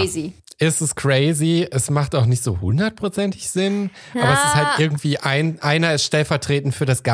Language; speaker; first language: German; native; German